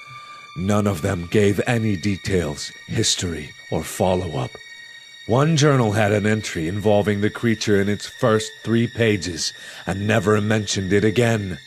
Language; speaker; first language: English; native; English